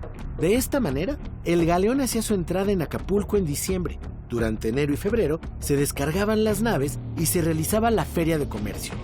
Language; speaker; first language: Spanish; native; Spanish